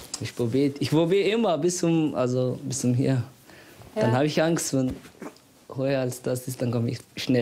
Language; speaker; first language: German; non-native, learner; Somali